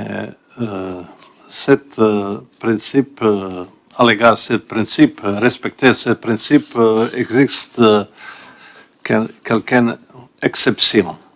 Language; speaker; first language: French; non-native, learner; Bosnian